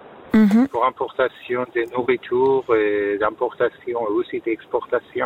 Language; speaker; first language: French; non-native, fluent; Persian